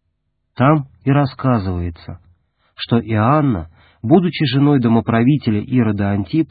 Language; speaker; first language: Russian; native; Russian